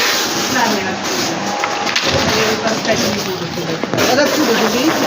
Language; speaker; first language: Russian; native; Russian